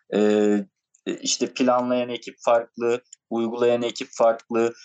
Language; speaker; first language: Turkish; native; Turkish